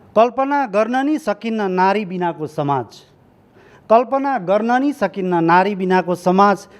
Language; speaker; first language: Nepali; early bilingual, heritage; Nepali